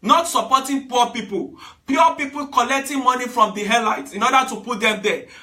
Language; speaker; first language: English; non-native, local second language; Yoruba